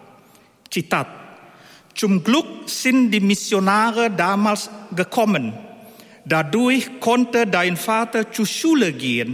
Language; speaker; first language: German; non-native, fluent; Indonesian